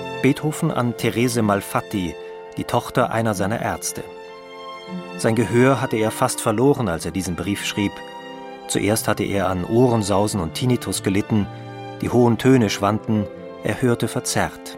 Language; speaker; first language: German; native; German